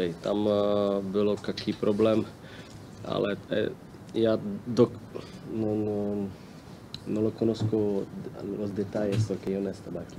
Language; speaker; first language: Russian; non-native, learner; Slovak